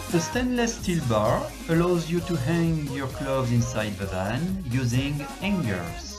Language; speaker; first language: English; non-native, fluent; French